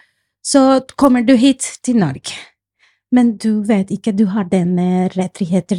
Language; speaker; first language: Norwegian; non-native, fluent; Spanish